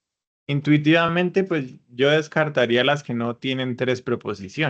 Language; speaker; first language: Spanish; native; Spanish